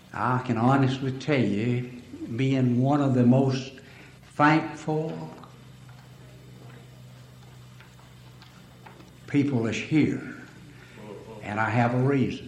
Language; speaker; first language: English; native; English